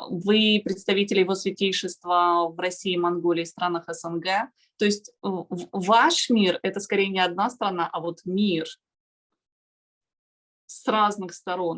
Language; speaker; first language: Russian; native; Russian